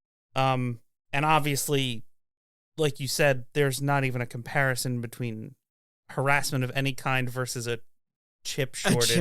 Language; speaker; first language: English; native; English